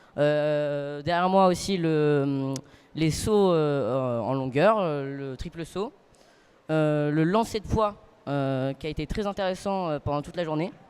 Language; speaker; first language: French; native; French